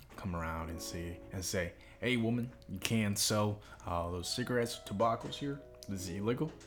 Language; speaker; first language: English; non-native, fluent; Chinese